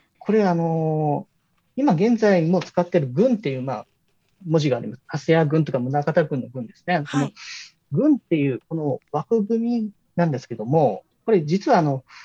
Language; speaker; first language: Japanese; native; Japanese